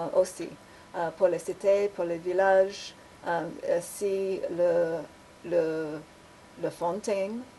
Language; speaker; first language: French; non-native, learner; English